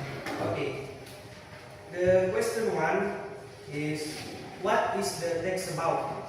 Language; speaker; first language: English; non-native, learner; Indonesian